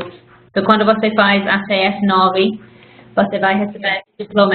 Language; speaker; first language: Portuguese; non-native, fluent; English